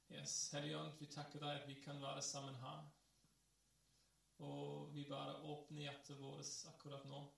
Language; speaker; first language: Norwegian; non-native, fluent; English